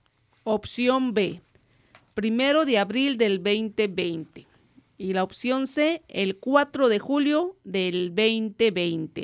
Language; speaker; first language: Spanish; native; Spanish